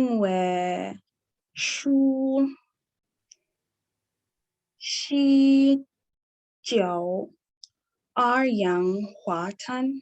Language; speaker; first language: Chinese; non-native, learner; English